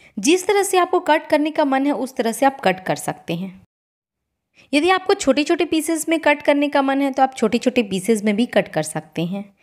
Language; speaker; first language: Hindi; native; Hindi